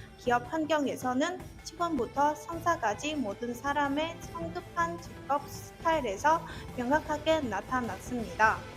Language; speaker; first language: Korean; non-native, learner; Vietnamese